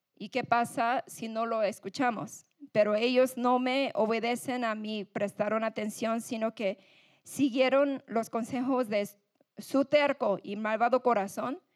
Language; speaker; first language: Spanish; non-native, fluent; English